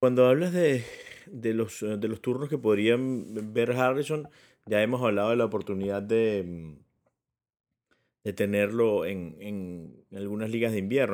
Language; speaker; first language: Spanish; native; Spanish